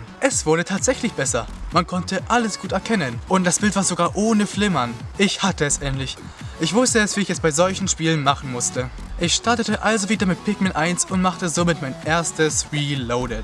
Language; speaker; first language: German; native; German